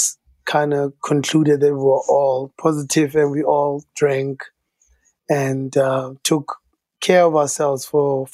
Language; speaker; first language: English; non-native, local second language; Tswana